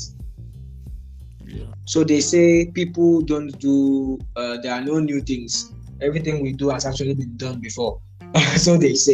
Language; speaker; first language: English; non-native, local second language; Igbo